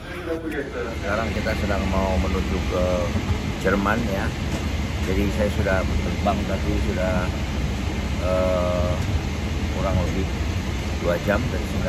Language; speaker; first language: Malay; non-native, local second language; Javanese